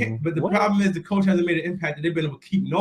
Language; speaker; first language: English; native; English